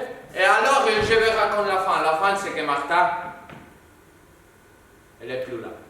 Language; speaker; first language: French; non-native, learner; Spanish